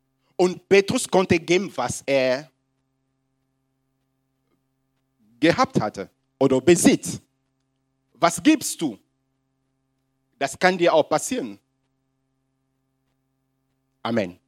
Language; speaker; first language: German; non-native, fluent; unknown